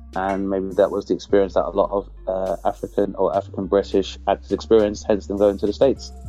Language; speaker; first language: English; native; English